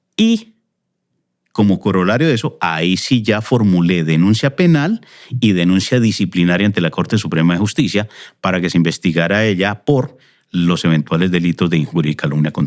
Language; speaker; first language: Spanish; native; Spanish